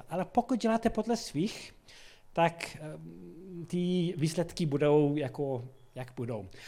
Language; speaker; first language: Czech; non-native, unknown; English